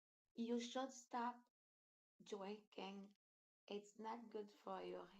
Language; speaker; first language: English; non-native, learner; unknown